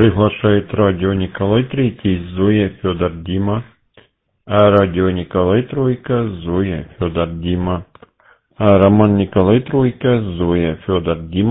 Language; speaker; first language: Russian; non-native, learner; German